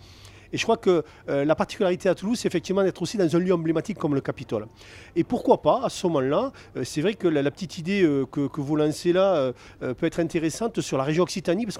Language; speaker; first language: French; native; French